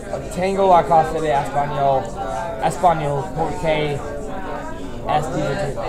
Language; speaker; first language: Spanish; non-native, learner; English